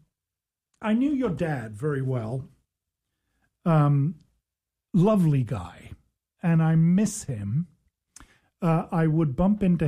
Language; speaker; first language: English; native; English